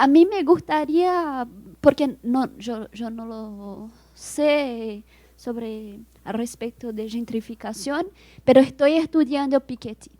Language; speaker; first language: Spanish; non-native, learner; Portuguese